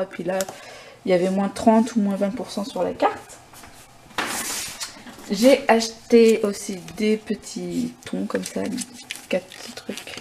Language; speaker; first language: French; native; French